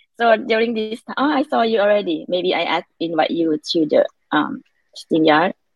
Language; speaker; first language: English; non-native, learner; Thai